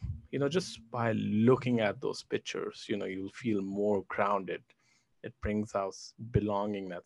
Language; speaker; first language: English; non-native, local second language; Hindi